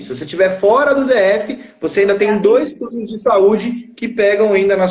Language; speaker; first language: Portuguese; native; Portuguese